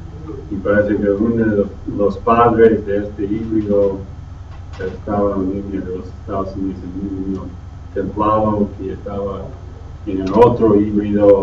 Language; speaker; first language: Spanish; non-native, fluent; English